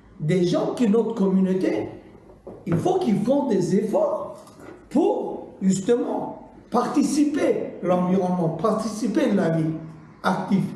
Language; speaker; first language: French; non-native, learner; Kurdish